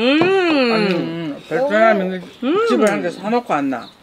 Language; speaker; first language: Korean; native; Korean